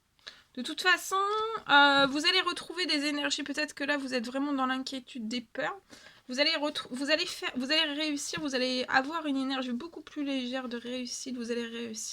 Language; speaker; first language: French; native; French